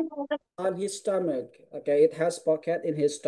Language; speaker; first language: English; non-native, fluent; Indonesian